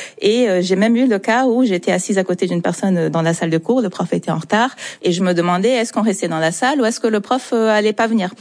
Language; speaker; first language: French; non-native, fluent; Portuguese